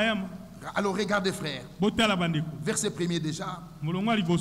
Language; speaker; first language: French; non-native, local second language; Lingala